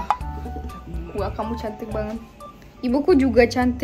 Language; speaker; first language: Indonesian; non-native, fluent; German